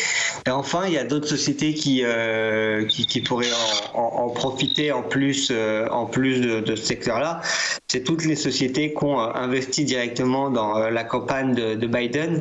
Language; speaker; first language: French; native; French